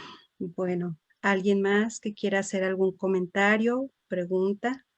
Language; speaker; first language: Spanish; native; Spanish